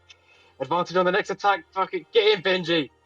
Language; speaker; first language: English; native; English